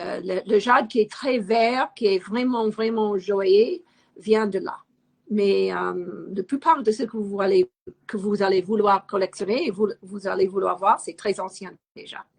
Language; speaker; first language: French; non-native, fluent; English